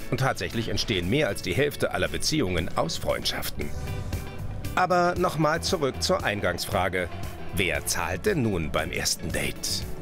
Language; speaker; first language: German; native; German